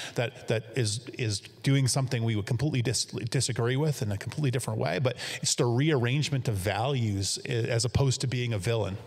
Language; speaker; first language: English; native; English